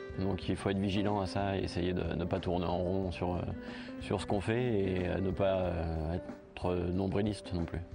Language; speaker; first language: French; native; French